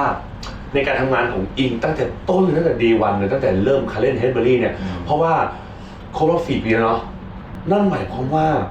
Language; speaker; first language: Thai; native; Thai